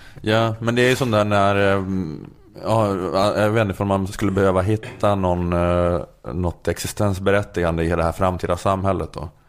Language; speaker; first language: Swedish; native; Swedish